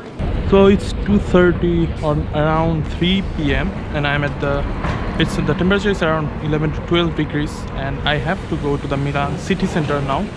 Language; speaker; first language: English; non-native, learner; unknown